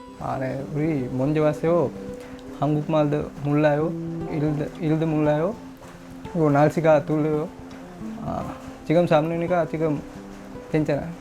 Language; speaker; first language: Korean; non-native, learner; Sinhala